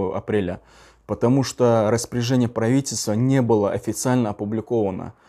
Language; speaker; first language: Russian; non-native, local second language; Uzbek